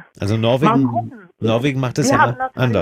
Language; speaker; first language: German; native; German